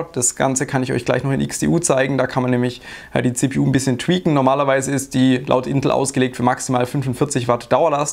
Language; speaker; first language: German; native; German